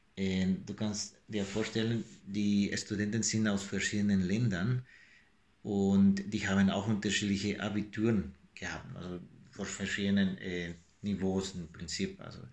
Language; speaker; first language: German; non-native, fluent; Spanish